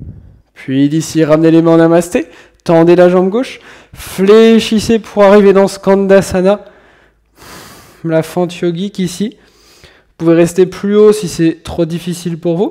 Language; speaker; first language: French; native; French